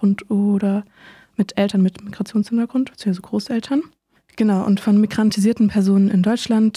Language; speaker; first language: German; native; German